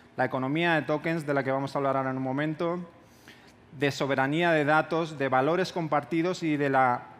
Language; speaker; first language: Spanish; native; Spanish